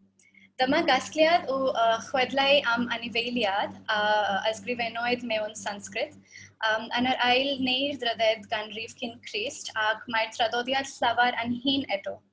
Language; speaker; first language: Welsh; non-native, fluent; Hindi